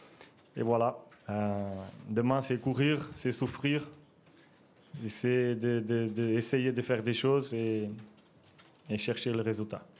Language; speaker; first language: French; non-native, fluent; Portuguese